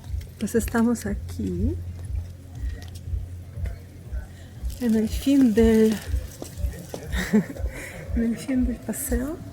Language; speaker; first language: Spanish; non-native, fluent; Russian